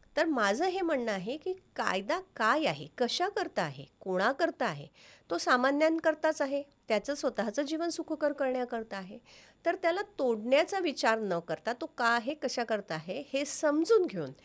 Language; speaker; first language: Marathi; native; Marathi